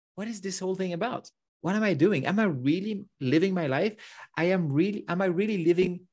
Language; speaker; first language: English; non-native, fluent; French